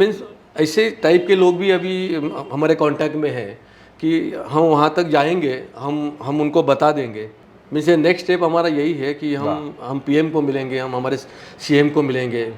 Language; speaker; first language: Hindi; non-native, local second language; Marathi